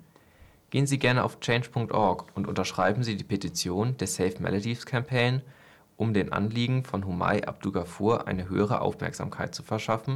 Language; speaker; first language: German; native; German